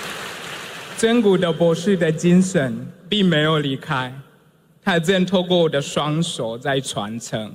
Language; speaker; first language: Chinese; non-native, fluent; Swahili